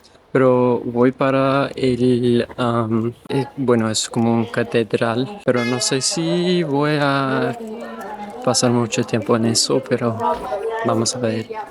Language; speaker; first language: Spanish; non-native, fluent; English